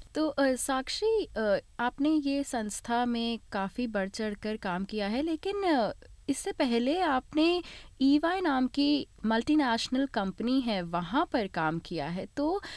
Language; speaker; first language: Hindi; native; Hindi